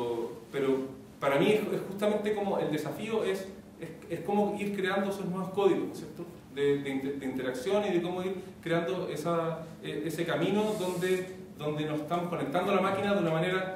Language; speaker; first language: Spanish; native; Spanish